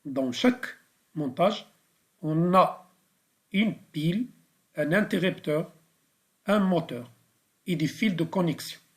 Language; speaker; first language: French; non-native, local second language; Arabic